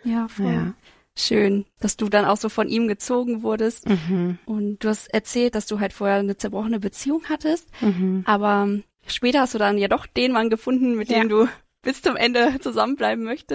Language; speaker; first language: German; native; German